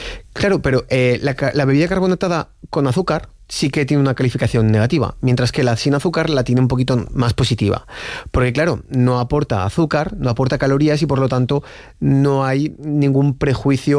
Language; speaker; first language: Spanish; native; Spanish